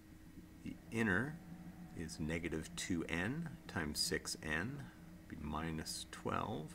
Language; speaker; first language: English; native; English